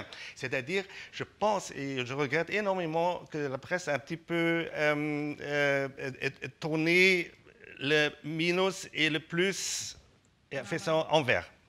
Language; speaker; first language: French; non-native, fluent; German